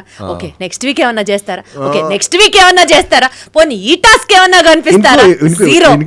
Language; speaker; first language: Telugu; native; Telugu